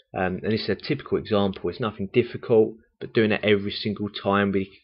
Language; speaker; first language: English; native; English